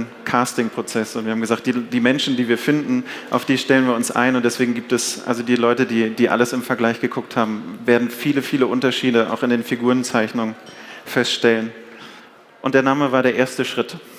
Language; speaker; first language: German; native; German